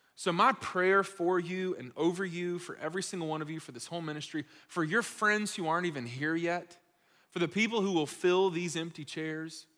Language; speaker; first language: English; native; English